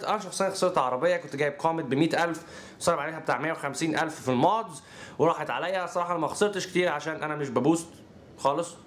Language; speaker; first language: Arabic; native; Arabic